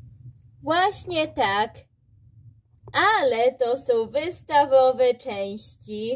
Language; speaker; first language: Polish; early bilingual, heritage; Polish